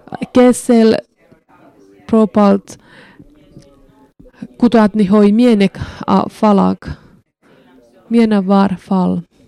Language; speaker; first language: Hungarian; non-native, learner; Finnish